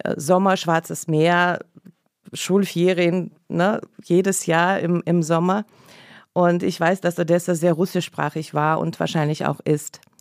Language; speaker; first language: German; non-native, fluent; Russian